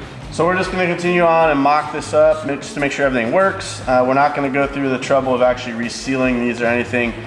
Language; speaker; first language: English; native; English